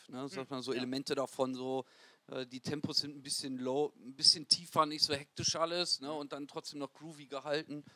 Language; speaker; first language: German; native; German